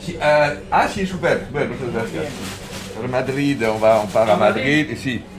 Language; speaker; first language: Spanish; non-native, learner; French